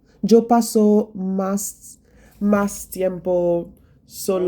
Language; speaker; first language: Spanish; non-native, learner; English